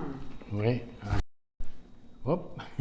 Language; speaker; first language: French; non-native, fluent; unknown